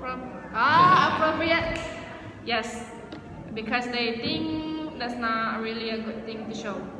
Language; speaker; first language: English; non-native, learner; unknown